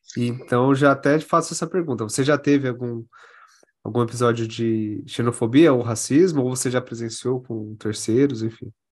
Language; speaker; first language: Portuguese; native; Portuguese